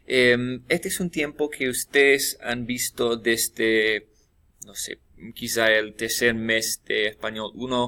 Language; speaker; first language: Spanish; non-native, fluent; English